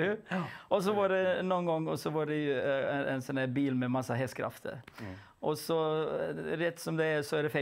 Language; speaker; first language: Swedish; non-native, fluent; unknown